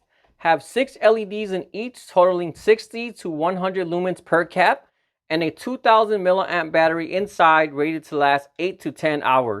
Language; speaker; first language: English; native; English